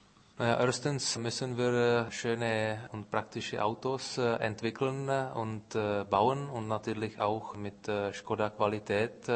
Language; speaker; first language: German; non-native, fluent; Czech